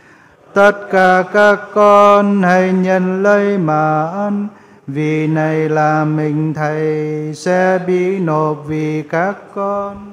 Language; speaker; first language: Vietnamese; native; Vietnamese